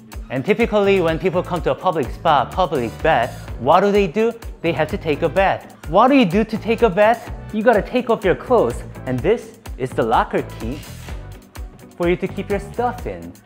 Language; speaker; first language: English; non-native, fluent; Korean